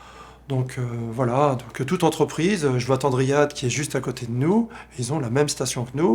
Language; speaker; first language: French; native; French